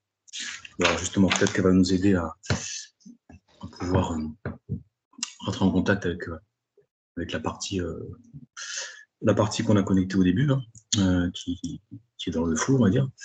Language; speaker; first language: French; native; French